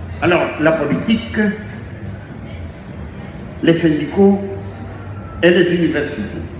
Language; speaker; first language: French; non-native, fluent; Greek